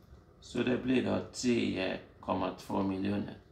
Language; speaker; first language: Swedish; non-native, fluent; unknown